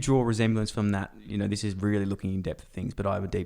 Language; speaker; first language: English; native; English